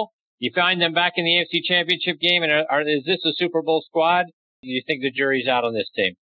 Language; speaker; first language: English; native; English